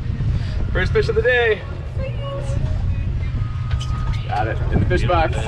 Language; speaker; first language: English; native; English